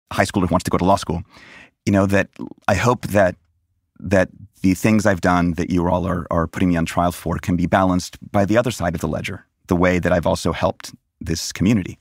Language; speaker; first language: English; native; English